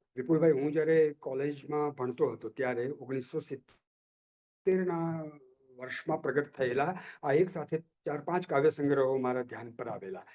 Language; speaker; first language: Gujarati; native; Gujarati